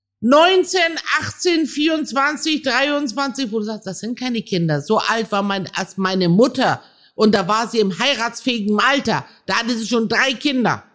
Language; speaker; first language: German; early bilingual, other home language; Persian